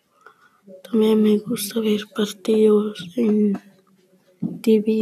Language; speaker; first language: Spanish; early bilingual, heritage; Spanish